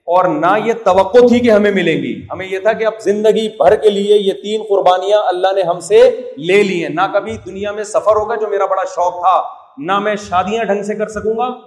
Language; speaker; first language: Urdu; native; Urdu